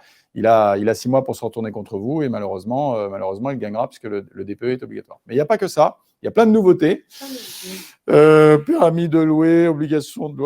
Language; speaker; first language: French; native; French